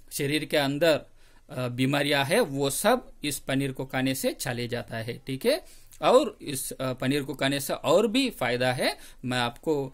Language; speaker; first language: Hindi; non-native, local second language; Telugu